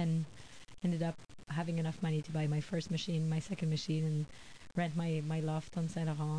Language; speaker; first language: English; native; English